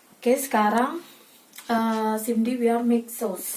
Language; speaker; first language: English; non-native, learner; Indonesian